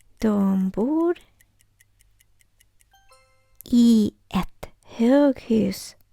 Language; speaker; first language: Swedish; non-native, fluent; Ukrainian